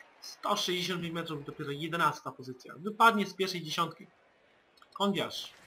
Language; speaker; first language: Polish; native; Polish